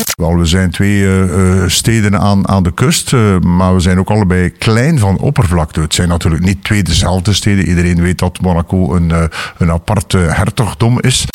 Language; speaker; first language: Dutch; native; Dutch